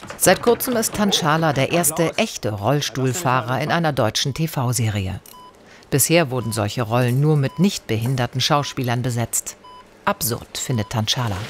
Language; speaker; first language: German; native; German